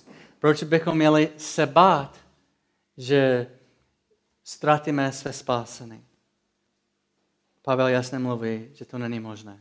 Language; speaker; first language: Czech; non-native, fluent; English